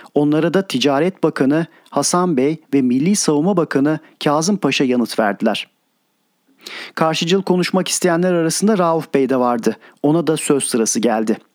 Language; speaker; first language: Turkish; native; Turkish